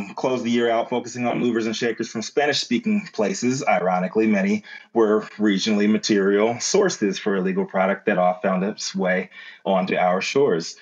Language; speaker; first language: English; native; English